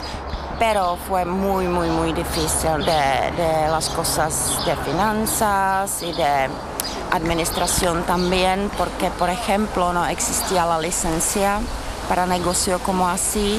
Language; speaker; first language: Spanish; non-native, learner; Czech